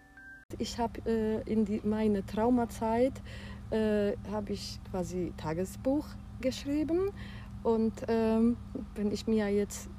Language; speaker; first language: German; non-native, fluent; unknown